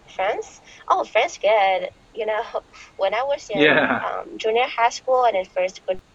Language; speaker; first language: English; non-native, fluent; Chinese